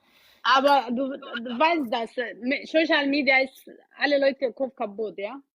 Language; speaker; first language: German; non-native, learner; Oromo